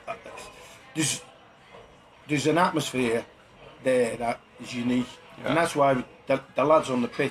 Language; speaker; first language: English; native; English